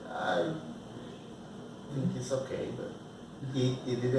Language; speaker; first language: English; non-native, learner; Spanish